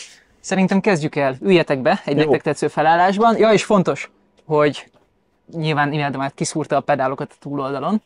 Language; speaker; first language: Hungarian; native; Hungarian